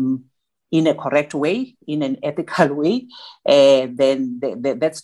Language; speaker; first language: English; non-native, local second language; Zulu